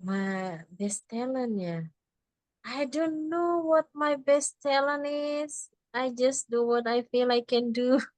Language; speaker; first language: English; non-native, learner; Indonesian